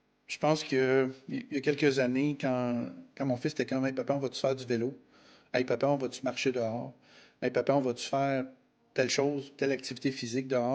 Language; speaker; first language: French; native; French